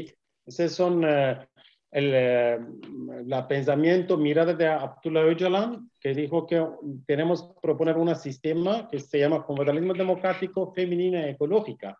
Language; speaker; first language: Spanish; non-native, learner; Kurdish